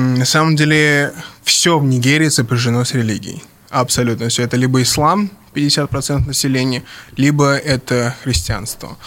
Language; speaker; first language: Russian; early bilingual, other home language; English